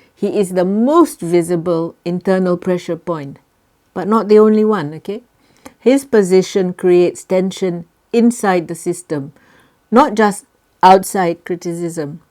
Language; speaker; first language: English; non-native, local second language; Malay